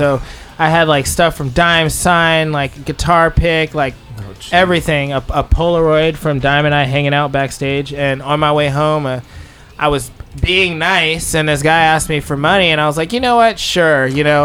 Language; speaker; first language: English; non-native, fluent; French